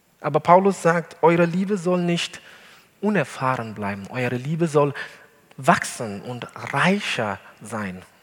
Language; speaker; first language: German; non-native, fluent; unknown